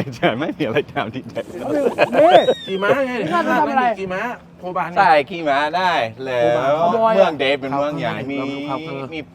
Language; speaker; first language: Thai; non-native, fluent; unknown